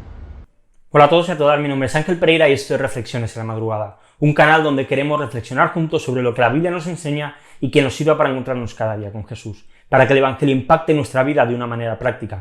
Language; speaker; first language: Spanish; native; Spanish